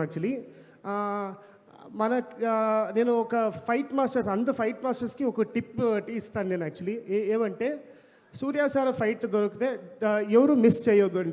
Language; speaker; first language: Telugu; non-native, learner; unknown